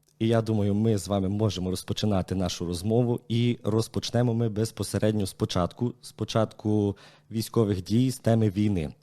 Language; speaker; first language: Ukrainian; native; Ukrainian